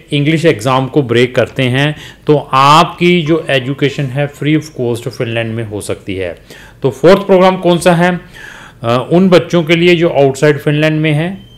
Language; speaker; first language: Hindi; native; Hindi